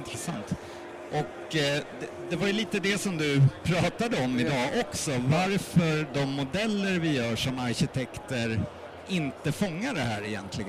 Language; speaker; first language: Swedish; native; Swedish